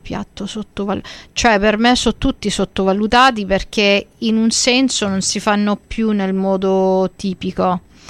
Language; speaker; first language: Italian; early bilingual, heritage; Italian